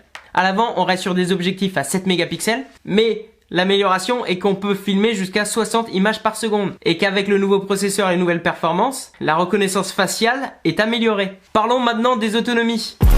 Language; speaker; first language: French; native; French